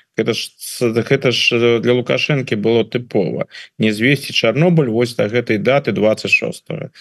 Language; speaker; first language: Belarusian; non-native, local second language; Russian